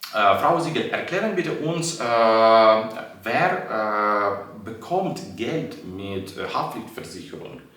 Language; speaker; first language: German; non-native, learner; Ukrainian